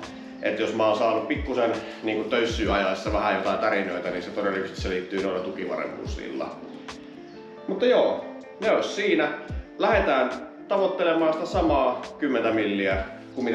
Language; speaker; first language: Finnish; native; Finnish